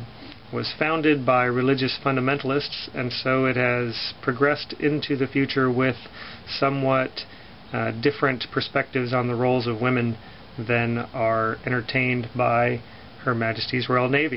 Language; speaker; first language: English; native; English